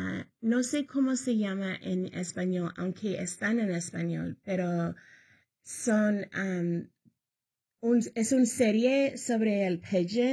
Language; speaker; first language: Spanish; early bilingual, heritage; Spanish